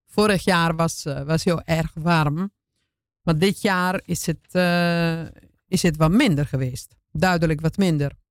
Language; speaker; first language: Dutch; non-native, fluent; Italian